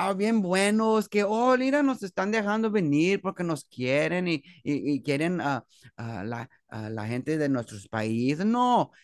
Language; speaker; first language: Spanish; early bilingual, heritage; Spanish